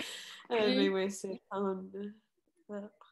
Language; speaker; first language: French; non-native, learner; English